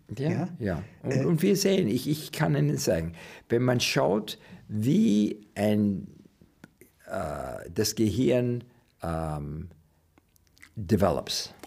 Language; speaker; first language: German; non-native, learner; English